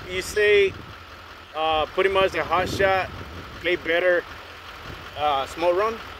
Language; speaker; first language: English; non-native, learner; Spanish